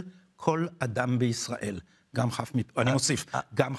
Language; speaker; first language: Hebrew; native; Hebrew